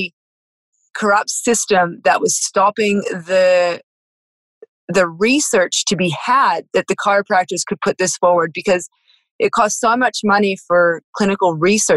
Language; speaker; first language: English; native; English